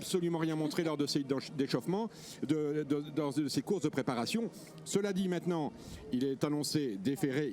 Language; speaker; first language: French; native; French